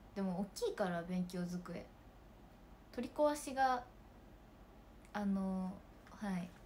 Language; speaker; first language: Japanese; native; Japanese